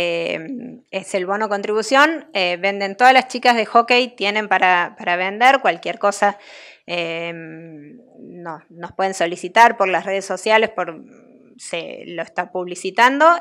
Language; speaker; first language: Spanish; native; Spanish